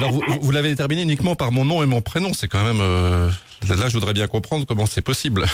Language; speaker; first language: French; native; French